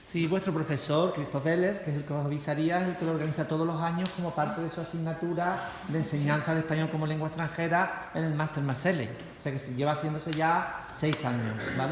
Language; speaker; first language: Spanish; native; Spanish